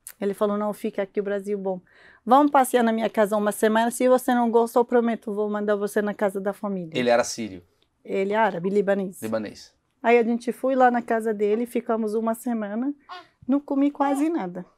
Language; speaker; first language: Portuguese; non-native, learner; Arabic